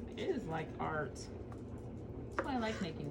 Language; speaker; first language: English; native; English